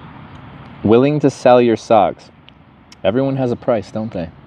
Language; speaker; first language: English; native; English